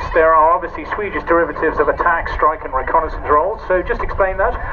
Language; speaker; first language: English; native; English